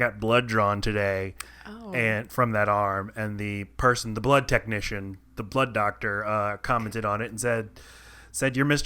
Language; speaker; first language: English; native; English